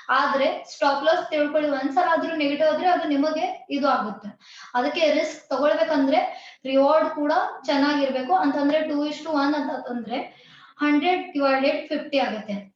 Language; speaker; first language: Kannada; non-native, local second language; Tulu